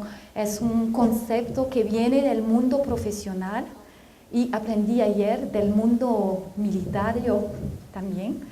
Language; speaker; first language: Spanish; non-native, fluent; French